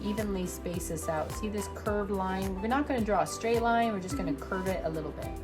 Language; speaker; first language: English; native; English